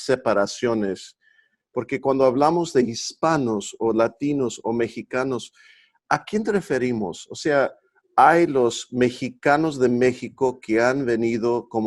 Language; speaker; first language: Spanish; early bilingual, heritage; Spanish